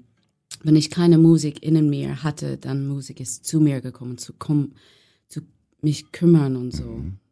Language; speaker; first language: German; non-native, learner; English